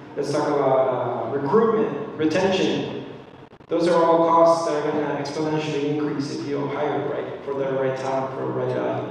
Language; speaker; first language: English; non-native, fluent; Spanish